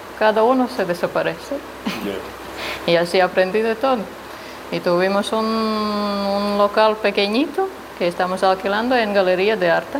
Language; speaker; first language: Spanish; non-native, fluent; Latvian